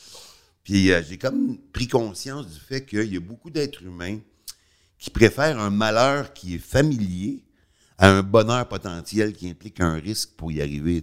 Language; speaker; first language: French; native; French